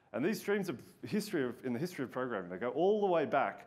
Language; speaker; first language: English; native; English